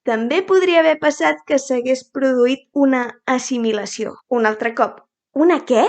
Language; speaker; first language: Catalan; native; Catalan